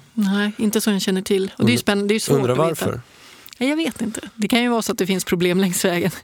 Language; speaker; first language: Swedish; native; Swedish